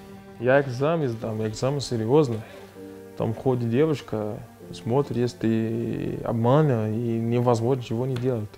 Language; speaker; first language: Russian; non-native, fluent; Portuguese